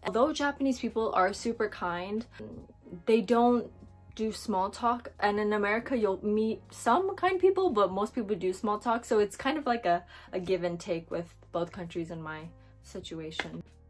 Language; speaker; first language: English; early bilingual, other home language; Japanese